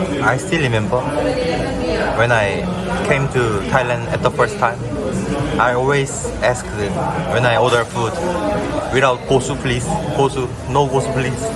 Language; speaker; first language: English; non-native, learner; Korean